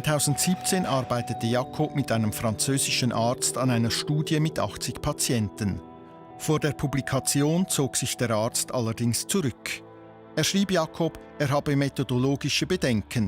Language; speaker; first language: German; native; German